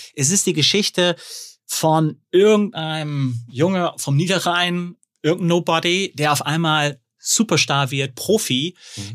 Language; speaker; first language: German; native; German